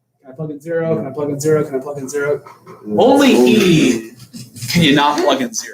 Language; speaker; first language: English; native; English